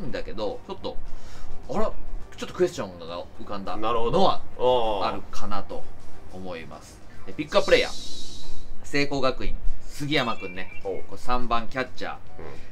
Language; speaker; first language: Japanese; native; Japanese